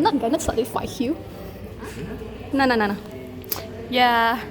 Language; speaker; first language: English; non-native, learner; Indonesian